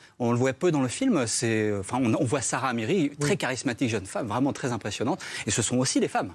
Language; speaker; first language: French; native; French